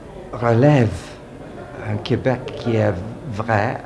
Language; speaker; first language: French; early bilingual, heritage; French